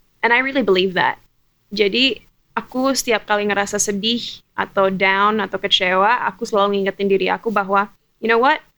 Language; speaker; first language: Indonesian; early bilingual, heritage; German